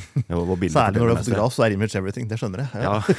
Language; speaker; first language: Norwegian; native; Norwegian